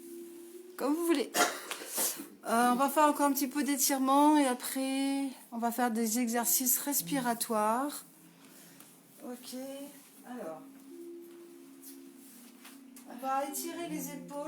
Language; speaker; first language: French; native; French